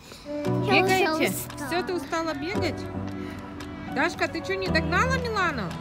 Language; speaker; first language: Russian; native; Russian